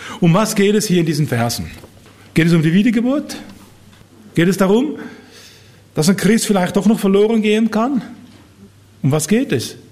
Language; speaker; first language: German; native; German